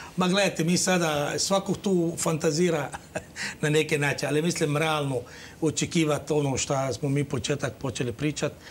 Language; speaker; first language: Croatian; non-native, fluent; Arabic